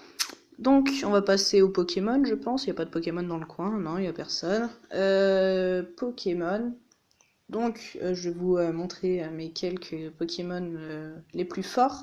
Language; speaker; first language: French; native; French